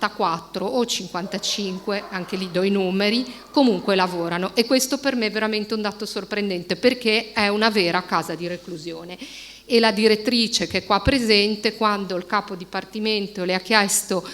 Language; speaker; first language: Italian; native; Italian